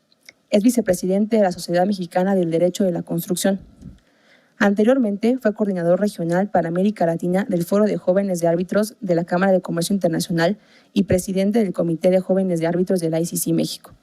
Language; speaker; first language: Spanish; native; Spanish